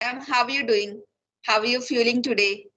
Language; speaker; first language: English; non-native, fluent; Hindi